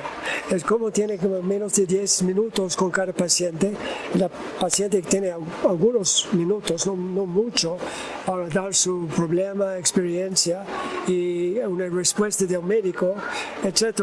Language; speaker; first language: Spanish; non-native, learner; English